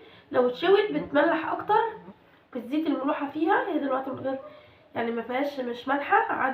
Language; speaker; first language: Arabic; native; Arabic